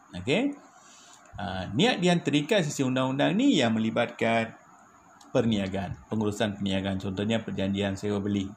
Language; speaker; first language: Malay; non-native, local second language; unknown